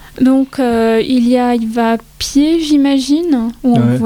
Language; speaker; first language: French; native; French